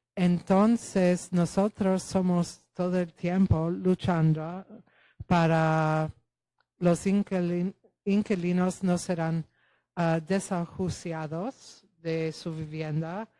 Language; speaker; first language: Spanish; non-native, fluent; Polish